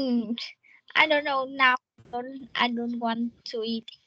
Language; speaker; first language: English; non-native, learner; Vietnamese